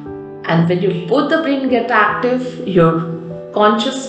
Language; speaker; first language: English; non-native, local second language; Hindi